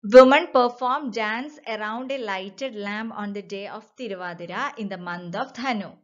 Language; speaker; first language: English; non-native, local second language; Malayalam